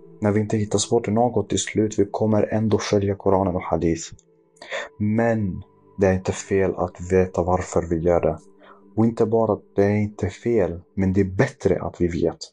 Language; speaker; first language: Swedish; early bilingual, other home language; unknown